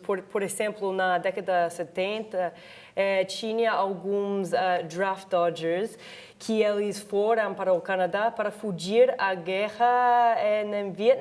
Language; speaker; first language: Portuguese; non-native, fluent; English